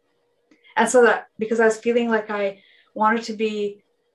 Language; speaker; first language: English; non-native, fluent; Finnish